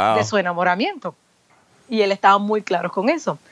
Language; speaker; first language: Spanish; native; Spanish